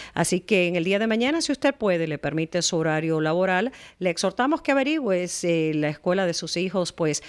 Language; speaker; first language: Spanish; native; Spanish